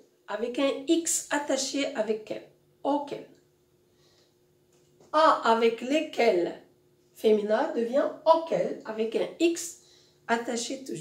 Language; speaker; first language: French; non-native, local second language; Arabic